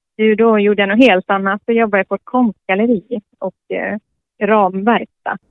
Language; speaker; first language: Swedish; native; Swedish